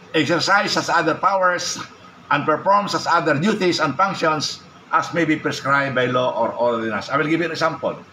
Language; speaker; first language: English; non-native, local second language; Cebuano